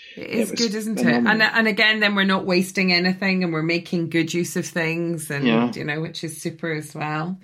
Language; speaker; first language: English; native; English